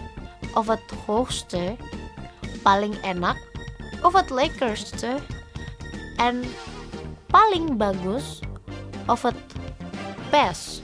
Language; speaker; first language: Dutch; non-native, fluent; Indonesian